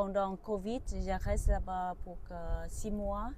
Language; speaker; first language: French; non-native, learner; Vietnamese